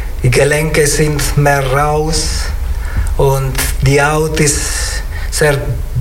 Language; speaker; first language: German; non-native, learner; Italian